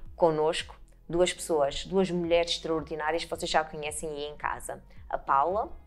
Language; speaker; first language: Portuguese; native; Portuguese